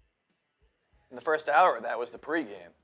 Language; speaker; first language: English; native; English